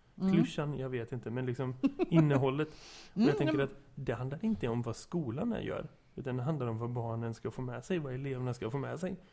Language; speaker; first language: Swedish; native; Swedish